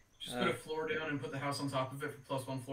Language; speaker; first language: English; native; English